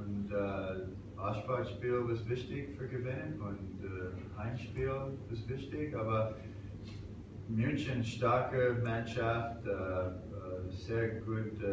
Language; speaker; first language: German; non-native, learner; English